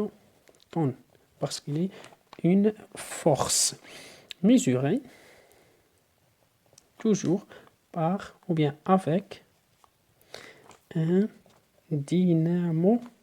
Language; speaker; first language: French; non-native, local second language; Arabic